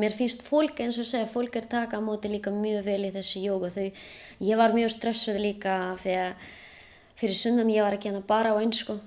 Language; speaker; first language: Icelandic; non-native, learner; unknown